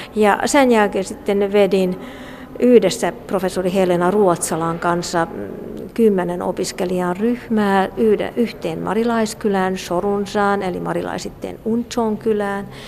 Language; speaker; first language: Finnish; non-native, fluent; Hungarian